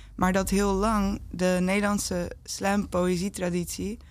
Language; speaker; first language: Dutch; native; Dutch